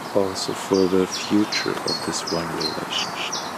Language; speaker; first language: English; non-native, fluent; German